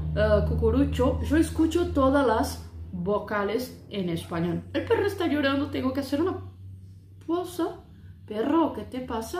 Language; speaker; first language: Spanish; non-native, fluent; Portuguese